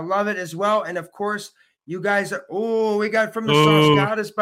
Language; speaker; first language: English; native; English